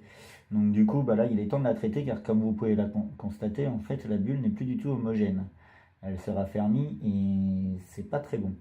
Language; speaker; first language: French; native; French